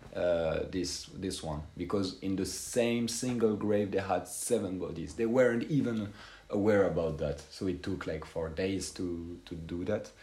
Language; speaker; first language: English; non-native, fluent; French